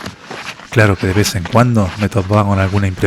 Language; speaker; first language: Spanish; native; Spanish